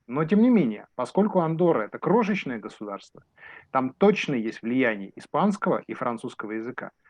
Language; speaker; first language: Russian; native; Russian